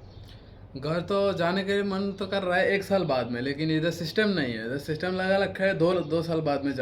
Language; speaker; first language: Hindi; non-native, fluent; Bangla